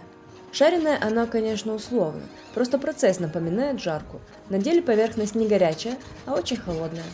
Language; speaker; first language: Russian; native; Russian